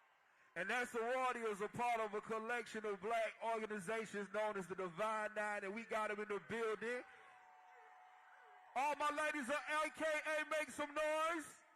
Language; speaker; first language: English; native; English